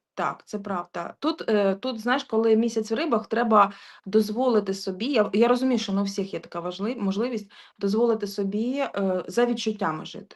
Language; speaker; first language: Ukrainian; non-native, local second language; Russian